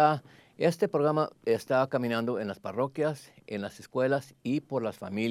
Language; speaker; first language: Spanish; early bilingual, heritage; Spanish